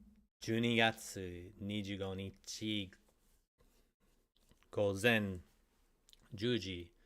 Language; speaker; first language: Japanese; non-native, learner; English